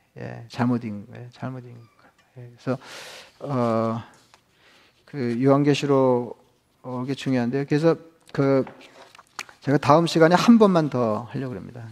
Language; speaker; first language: Korean; native; Korean